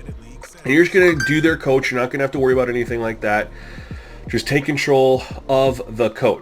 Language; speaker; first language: English; native; English